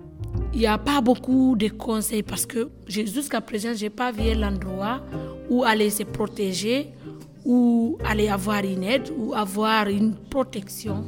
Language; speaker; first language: French; non-native, learner; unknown